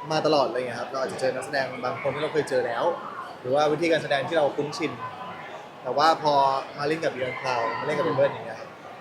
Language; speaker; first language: Thai; native; Thai